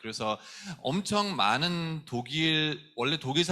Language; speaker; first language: Korean; non-native, fluent; German